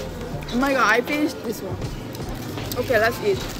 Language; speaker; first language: English; non-native, learner; Korean